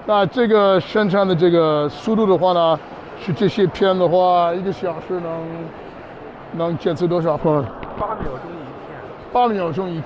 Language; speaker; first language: Chinese; non-native, fluent; English